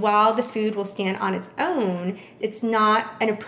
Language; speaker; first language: English; early bilingual, other home language; Vietnamese